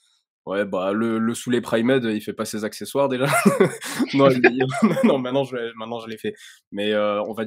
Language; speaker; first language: French; native; French